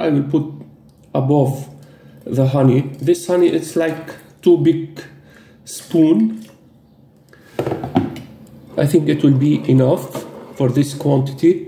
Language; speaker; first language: English; non-native, fluent; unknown